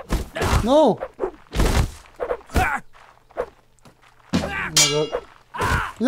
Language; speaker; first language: English; non-native, fluent; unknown